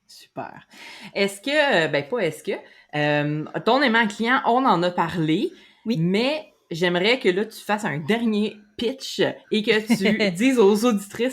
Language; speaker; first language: French; native; French